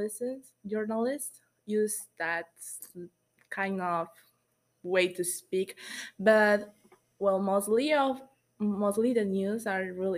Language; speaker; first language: English; non-native, learner; Spanish